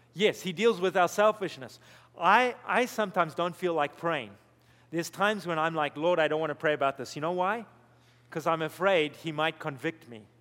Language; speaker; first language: English; native; English